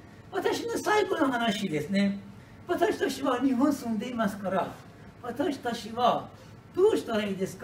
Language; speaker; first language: Japanese; non-native, learner; Persian